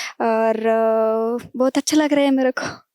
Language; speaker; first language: Hindi; non-native, local second language; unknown